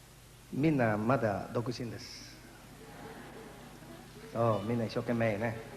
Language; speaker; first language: Japanese; non-native, fluent; Spanish